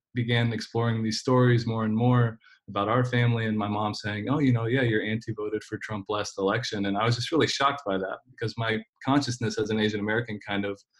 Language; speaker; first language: English; native; English